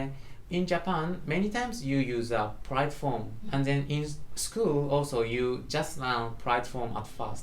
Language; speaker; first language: English; non-native, learner; Japanese